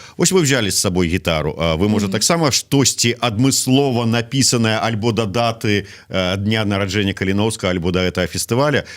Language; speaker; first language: Belarusian; non-native, local second language; Russian